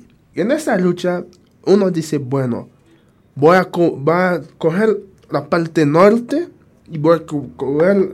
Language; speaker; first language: Spanish; non-native, fluent; Haitian Creole